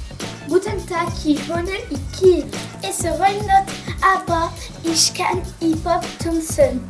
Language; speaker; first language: German; non-native, learner; French